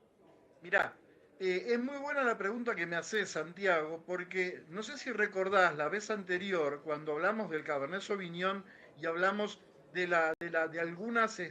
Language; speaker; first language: Spanish; native; Spanish